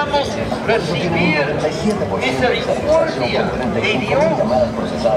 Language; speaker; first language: Spanish; non-native, learner; English